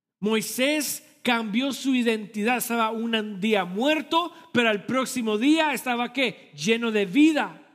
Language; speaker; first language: Spanish; early bilingual, heritage; Spanish